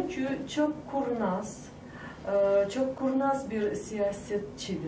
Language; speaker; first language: Turkish; non-native, fluent; Tajik